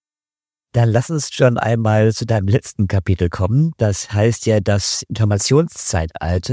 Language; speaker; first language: German; native; German